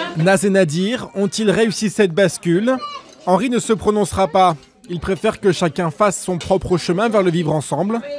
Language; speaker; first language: French; native; French